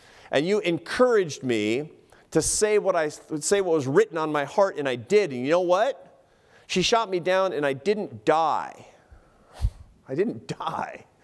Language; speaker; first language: English; native; English